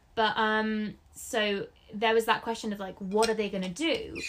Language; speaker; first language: English; native; English